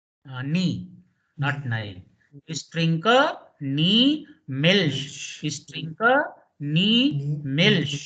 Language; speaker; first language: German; non-native, fluent; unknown